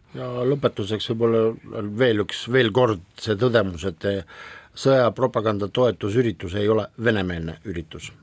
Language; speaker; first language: Estonian; non-native, local second language; Russian